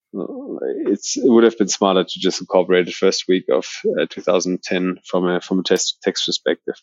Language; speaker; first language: English; non-native, fluent; German